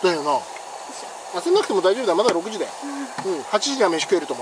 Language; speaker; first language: Japanese; native; Japanese